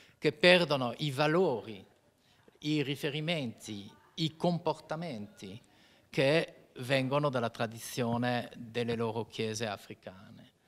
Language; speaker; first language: Italian; non-native, fluent; French